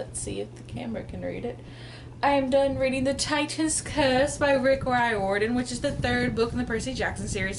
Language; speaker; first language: English; native; English